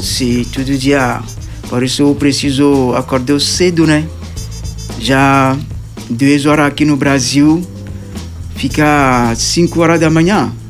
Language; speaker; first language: Portuguese; non-native, learner; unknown